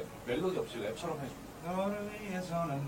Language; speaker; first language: Korean; native; Korean